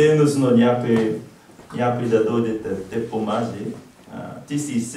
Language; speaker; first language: Bulgarian; non-native, learner; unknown